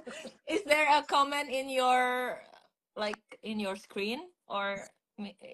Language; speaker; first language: English; non-native, learner; Indonesian